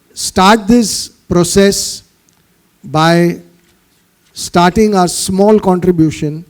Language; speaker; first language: English; non-native, local second language; Hindi